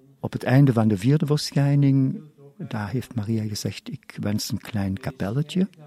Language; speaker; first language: Dutch; non-native, local second language; German